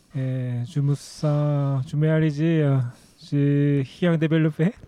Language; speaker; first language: French; non-native, learner; Korean